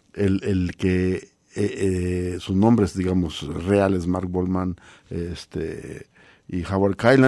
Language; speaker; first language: Spanish; native; Spanish